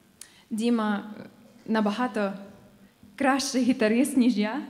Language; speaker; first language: Ukrainian; non-native, fluent; English